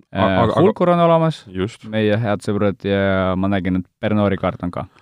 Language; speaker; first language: Estonian; non-native, local second language; Russian